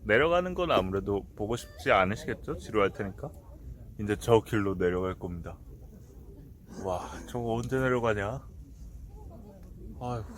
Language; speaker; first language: Korean; native; Korean